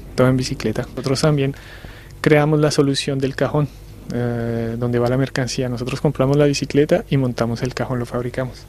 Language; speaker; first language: Spanish; native; Spanish